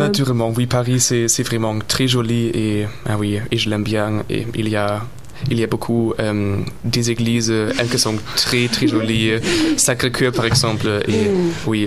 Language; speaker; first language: French; non-native, learner; German